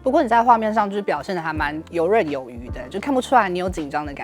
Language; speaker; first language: Chinese; native; Chinese